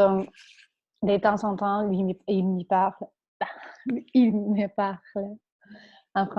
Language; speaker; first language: French; non-native, fluent; Spanish